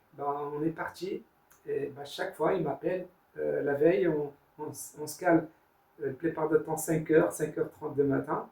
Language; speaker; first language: French; non-native, learner; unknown